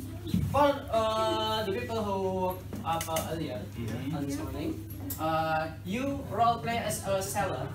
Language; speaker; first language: English; non-native, learner; Indonesian